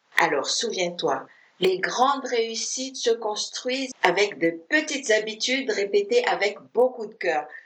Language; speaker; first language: French; non-native, fluent; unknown